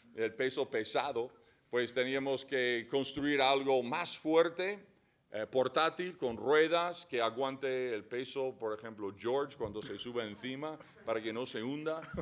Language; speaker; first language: Spanish; non-native, fluent; English